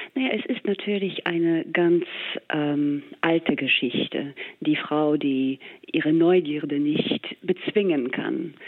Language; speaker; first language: German; non-native, fluent; English